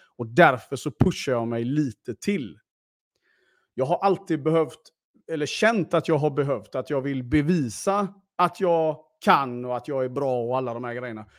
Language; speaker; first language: Swedish; early bilingual, other home language; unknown